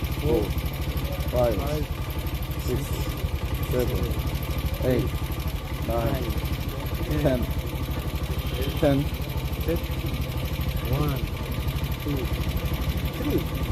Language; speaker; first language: English; non-native, learner; Korean